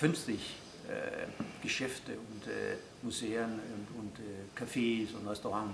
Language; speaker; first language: German; non-native, fluent; Danish